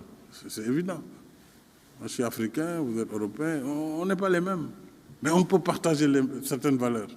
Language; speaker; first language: French; non-native, local second language; Fula